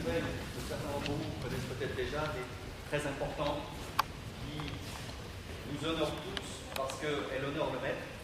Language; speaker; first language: French; native; French